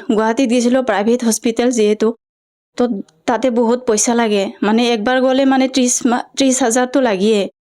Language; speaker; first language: Assamese; non-native, local second language; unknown